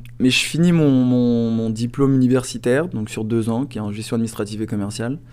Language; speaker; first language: French; native; French